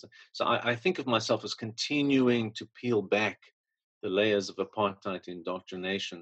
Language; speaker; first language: English; native; English